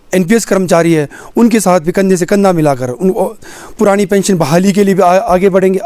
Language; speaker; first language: Hindi; native; Hindi